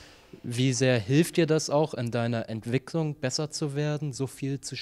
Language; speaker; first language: German; native; German